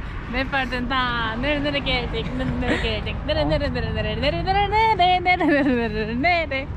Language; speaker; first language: Turkish; non-native, learner; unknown